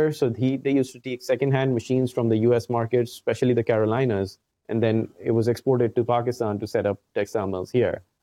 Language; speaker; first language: English; non-native, local second language; Urdu